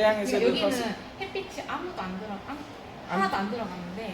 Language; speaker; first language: Korean; native; Korean